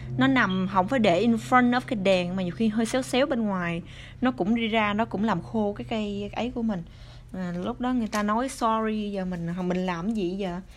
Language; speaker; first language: Vietnamese; early bilingual, other home language; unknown